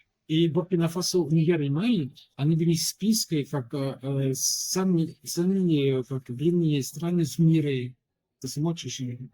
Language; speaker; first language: Russian; non-native, learner; French